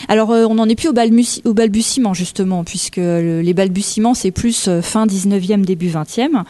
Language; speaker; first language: French; native; French